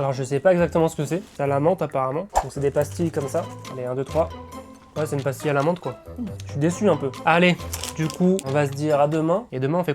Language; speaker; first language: French; native; French